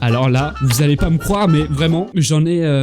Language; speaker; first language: French; native; French